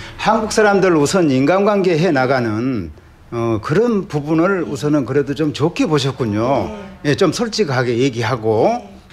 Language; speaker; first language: Korean; native; Korean